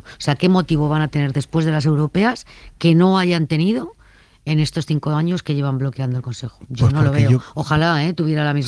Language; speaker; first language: Spanish; native; Spanish